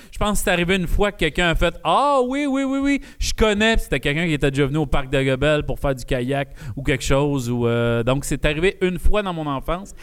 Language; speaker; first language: French; native; French